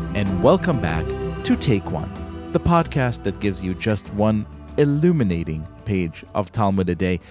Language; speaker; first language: English; native; English